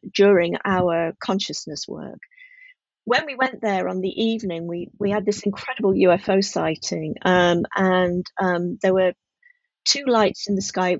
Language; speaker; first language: English; native; English